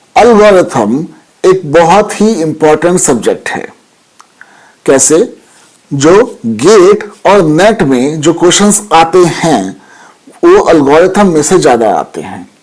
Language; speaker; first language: Hindi; native; Hindi